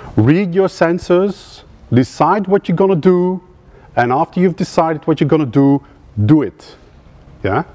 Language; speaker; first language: English; non-native, fluent; Dutch